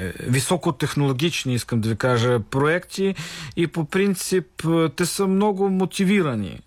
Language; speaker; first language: Bulgarian; non-native, fluent; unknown